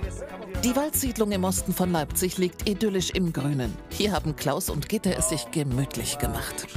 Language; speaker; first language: German; native; German